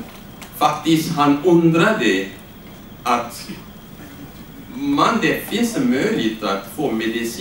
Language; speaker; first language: Swedish; non-native, learner; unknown